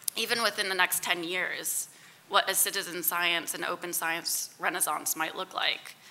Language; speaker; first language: English; native; English